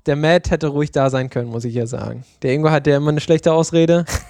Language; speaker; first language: German; native; German